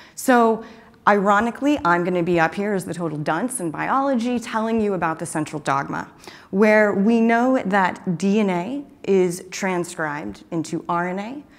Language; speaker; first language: English; native; English